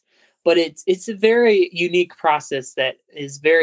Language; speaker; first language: English; native; English